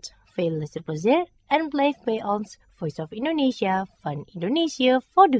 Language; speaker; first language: Dutch; non-native, fluent; Indonesian